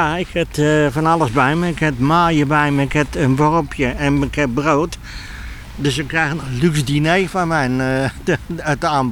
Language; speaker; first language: Dutch; native; Dutch